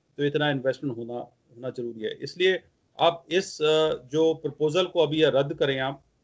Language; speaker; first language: Hindi; non-native, local second language; Punjabi